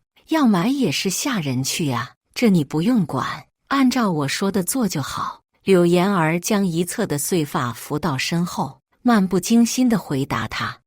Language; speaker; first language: Chinese; native; Chinese